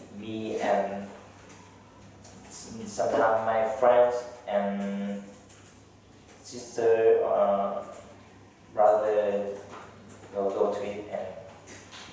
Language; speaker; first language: English; non-native, learner; Vietnamese